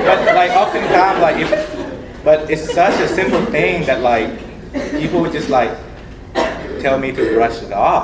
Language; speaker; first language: English; non-native, fluent; Thai